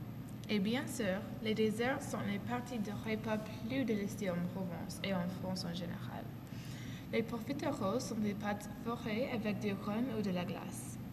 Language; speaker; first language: French; non-native, learner; English